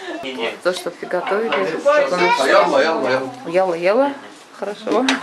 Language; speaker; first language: Russian; native; Russian